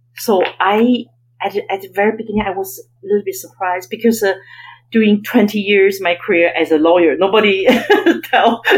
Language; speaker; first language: English; non-native, fluent; Chinese